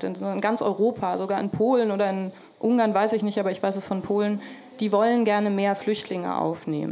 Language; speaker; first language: German; native; German